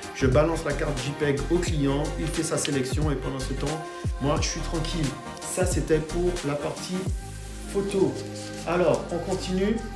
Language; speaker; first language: French; non-native, fluent; English